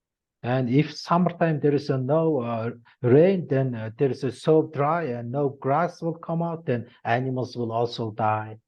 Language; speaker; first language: English; non-native, learner; Mongolian